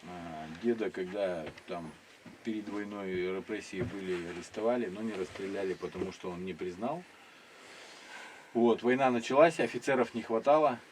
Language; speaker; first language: Russian; native; Russian